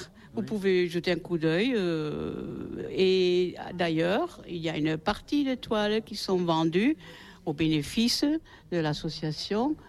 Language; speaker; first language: French; native; French